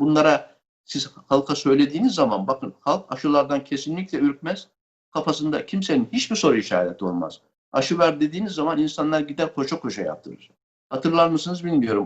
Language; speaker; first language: Turkish; native; Turkish